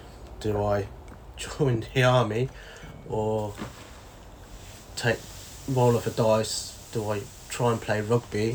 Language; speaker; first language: English; native; English